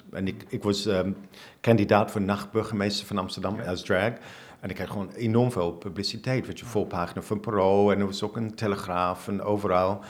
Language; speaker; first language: Dutch; non-native, fluent; English